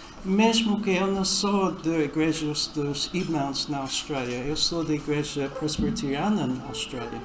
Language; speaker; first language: Portuguese; non-native, fluent; English